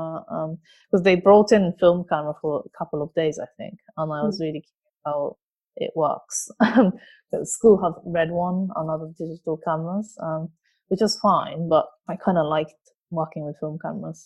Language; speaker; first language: English; non-native, fluent; Japanese